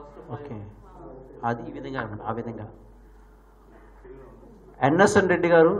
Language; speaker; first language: Telugu; native; Telugu